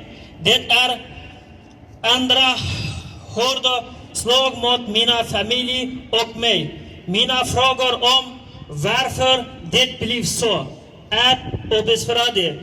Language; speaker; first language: Swedish; non-native, learner; Uyghur